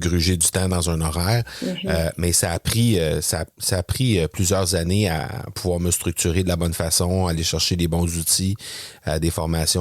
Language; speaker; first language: French; native; French